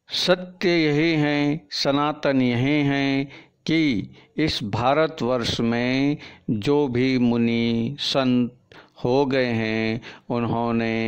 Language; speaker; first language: Hindi; native; Hindi